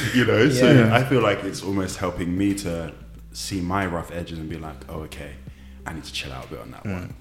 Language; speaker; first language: English; early bilingual, other home language; Yoruba